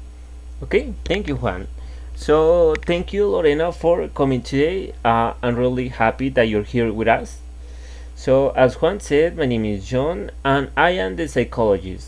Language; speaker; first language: English; non-native, fluent; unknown